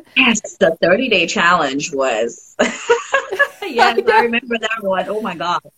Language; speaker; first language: English; non-native, fluent; French